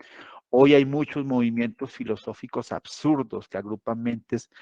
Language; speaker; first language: Spanish; native; Spanish